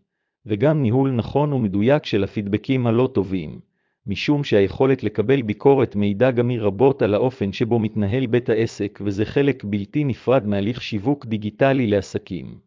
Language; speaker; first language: Hebrew; native; Hebrew